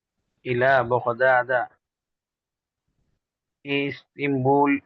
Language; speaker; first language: Arabic; non-native, learner; Urdu